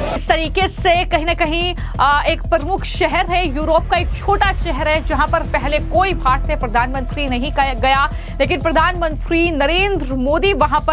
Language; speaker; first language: Hindi; native; Hindi